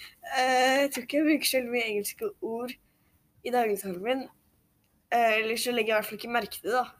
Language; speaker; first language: Norwegian; native; Norwegian